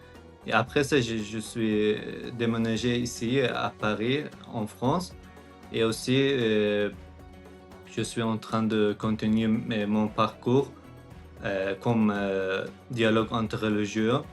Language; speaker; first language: French; non-native, learner; Azerbaijani